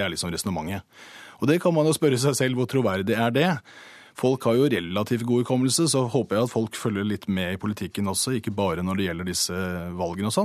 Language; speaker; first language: Norwegian; native; Norwegian